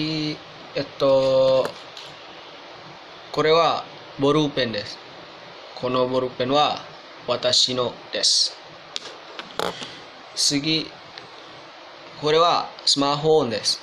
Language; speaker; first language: Japanese; non-native, learner; Indonesian